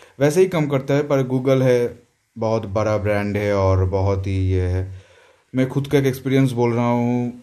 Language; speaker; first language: Hindi; non-native, local second language; Bangla